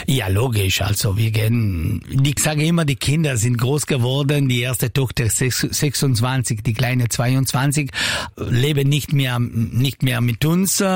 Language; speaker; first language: German; non-native, fluent; Italian